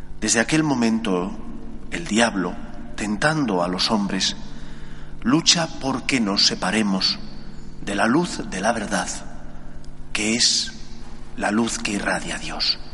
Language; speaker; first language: Spanish; native; Spanish